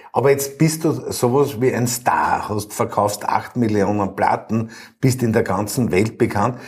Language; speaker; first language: German; native; German